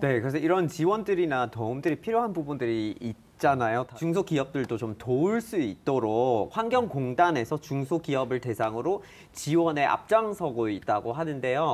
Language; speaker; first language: Korean; native; Korean